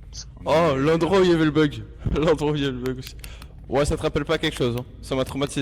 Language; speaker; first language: French; native; French